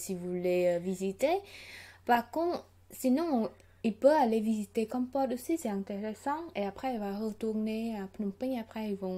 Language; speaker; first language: French; non-native, learner; Khmer